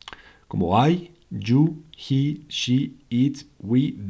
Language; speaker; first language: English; non-native, fluent; Spanish